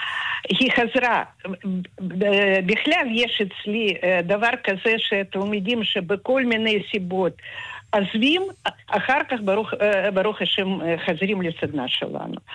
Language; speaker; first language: Hebrew; non-native, fluent; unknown